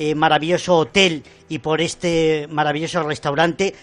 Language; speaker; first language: Spanish; native; Spanish